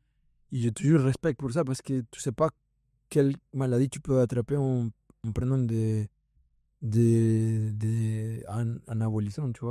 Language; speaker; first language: French; non-native, fluent; Spanish